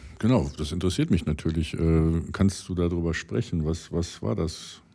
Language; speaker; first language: German; native; German